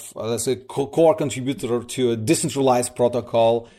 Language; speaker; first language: English; early bilingual, other home language; Russian